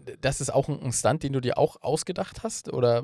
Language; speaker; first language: German; native; German